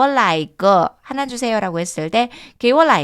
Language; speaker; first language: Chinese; non-native, fluent; Korean